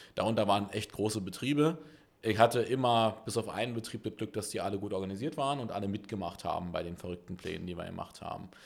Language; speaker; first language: German; native; German